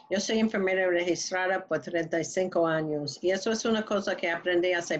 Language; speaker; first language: Spanish; non-native, learner; English